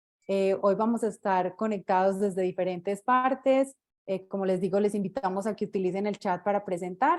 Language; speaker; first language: Spanish; native; Spanish